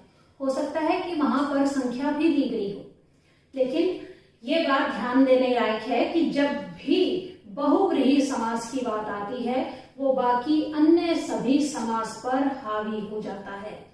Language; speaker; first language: Hindi; native; Hindi